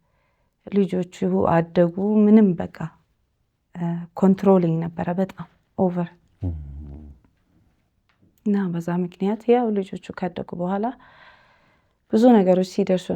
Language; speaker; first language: Amharic; early bilingual, heritage; Amharic